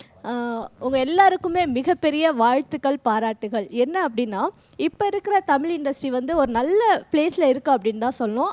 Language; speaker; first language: Tamil; native; Tamil